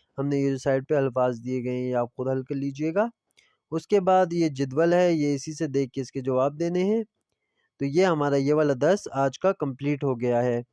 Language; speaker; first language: Urdu; non-native, local second language; Punjabi